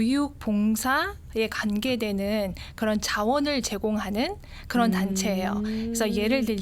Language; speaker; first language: Korean; native; Korean